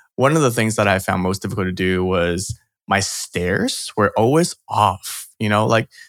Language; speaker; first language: English; early bilingual, other home language; Chinese